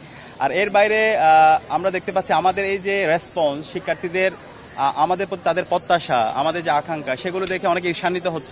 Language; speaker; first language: Bangla; native; Bangla